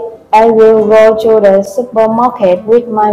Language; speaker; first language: English; non-native, learner; Vietnamese